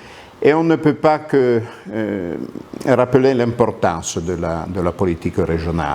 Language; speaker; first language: French; non-native, local second language; Italian